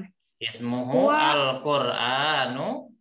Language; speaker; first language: Arabic; non-native, fluent; Indonesian